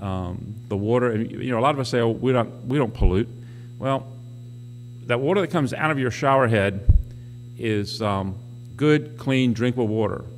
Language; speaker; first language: English; native; English